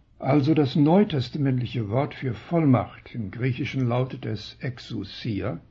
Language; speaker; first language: German; early bilingual, heritage; German